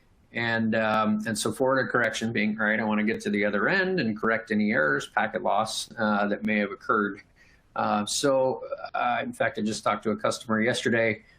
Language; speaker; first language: English; native; English